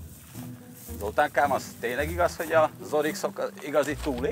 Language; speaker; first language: Hungarian; native; Hungarian